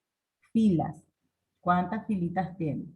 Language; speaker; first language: Spanish; native; Spanish